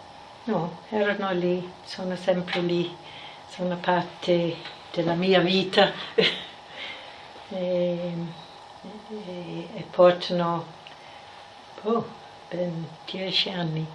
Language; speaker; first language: Italian; non-native, fluent; English